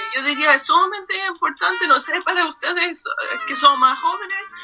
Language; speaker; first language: Spanish; non-native, fluent; English